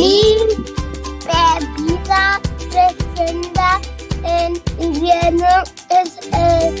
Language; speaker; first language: Spanish; non-native, learner; English